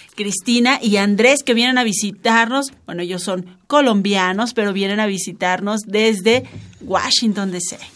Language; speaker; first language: Spanish; native; Spanish